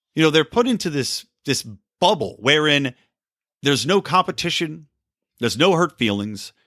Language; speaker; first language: English; native; English